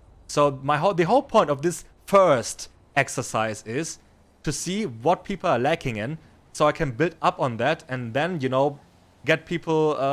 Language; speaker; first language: English; non-native, fluent; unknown